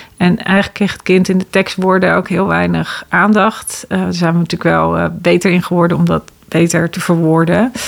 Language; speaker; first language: Dutch; native; Dutch